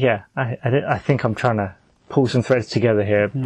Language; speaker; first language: English; native; English